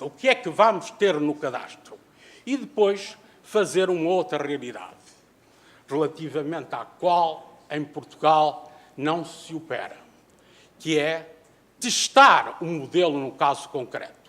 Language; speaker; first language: Portuguese; native; Portuguese